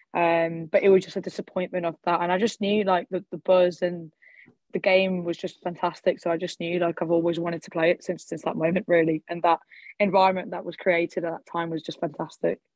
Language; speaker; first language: English; early bilingual, other home language; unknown